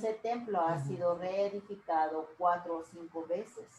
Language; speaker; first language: Spanish; native; Spanish